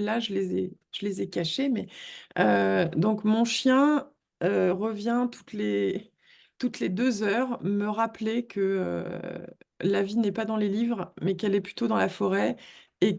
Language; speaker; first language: French; native; French